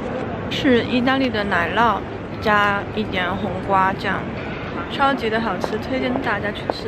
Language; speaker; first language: Chinese; early bilingual, heritage; Chinese